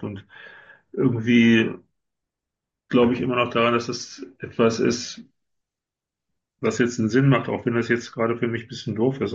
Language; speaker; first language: German; native; German